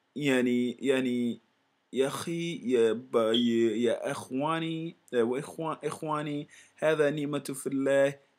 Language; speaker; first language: Arabic; non-native, learner; English